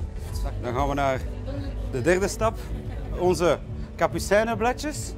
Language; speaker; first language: Dutch; native; Dutch